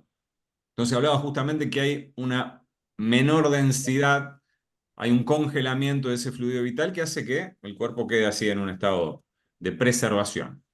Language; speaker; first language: Spanish; native; Spanish